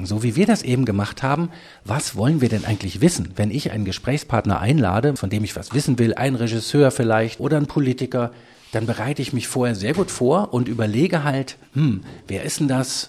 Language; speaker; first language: German; native; German